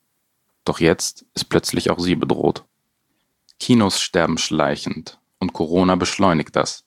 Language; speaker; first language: German; native; German